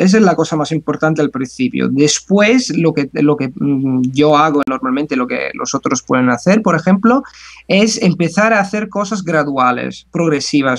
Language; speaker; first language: Spanish; non-native, fluent; Italian